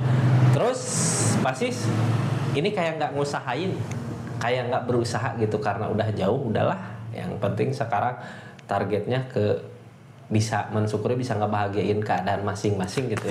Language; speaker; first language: Indonesian; native; Indonesian